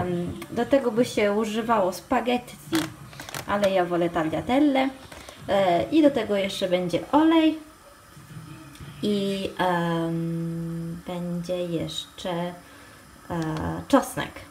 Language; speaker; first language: Polish; non-native, fluent; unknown